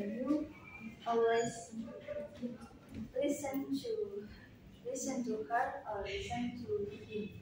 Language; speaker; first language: English; non-native, learner; Indonesian